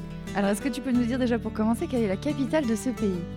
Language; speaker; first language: French; native; French